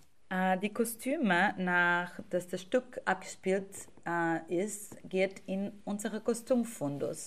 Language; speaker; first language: German; non-native, fluent; Portuguese